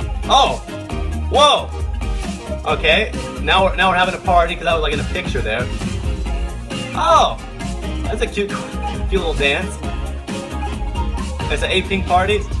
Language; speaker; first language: English; native; English